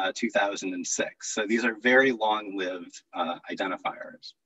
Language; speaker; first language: English; native; English